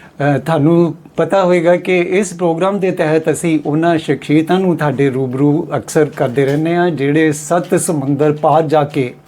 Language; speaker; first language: Punjabi; native; Punjabi